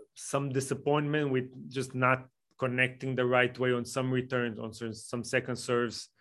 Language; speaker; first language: English; non-native, fluent; Romanian